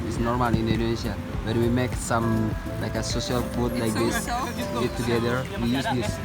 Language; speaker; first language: English; non-native, learner; Indonesian